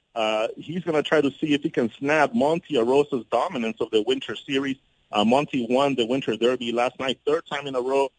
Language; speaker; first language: English; early bilingual, other home language; Spanish